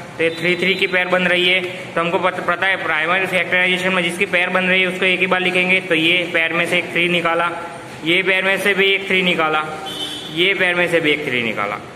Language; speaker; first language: Hindi; non-native, local second language; Gujarati